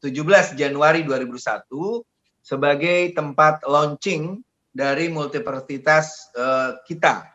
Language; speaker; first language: Indonesian; native; Indonesian